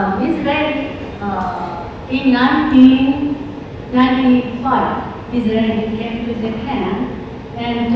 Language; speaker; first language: English; non-native, learner; Japanese